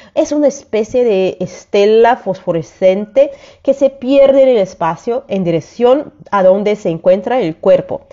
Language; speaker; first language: Spanish; non-native, fluent; Portuguese